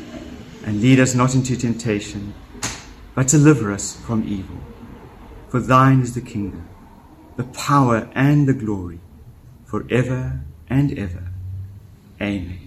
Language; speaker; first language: English; native; English